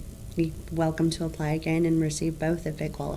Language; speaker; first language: English; native; English